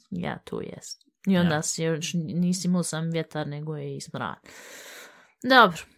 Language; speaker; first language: Bosnian; early bilingual, heritage; Bosnian